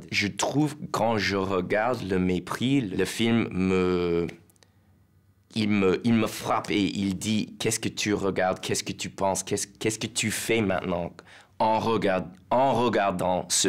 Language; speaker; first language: French; non-native, learner; English